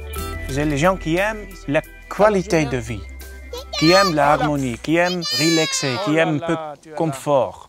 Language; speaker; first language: French; non-native, learner; Dutch